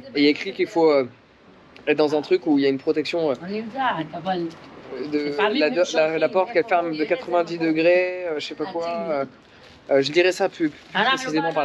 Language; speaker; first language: French; native; French